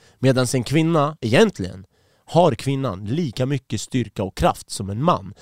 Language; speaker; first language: Swedish; early bilingual, other home language; Persian